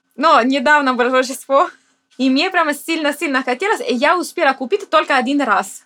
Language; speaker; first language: Russian; non-native, fluent; Italian